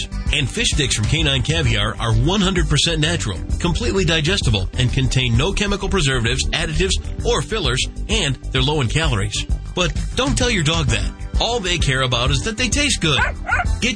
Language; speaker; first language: English; native; English